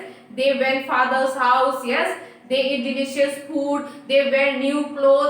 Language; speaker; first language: English; non-native, local second language; Nepali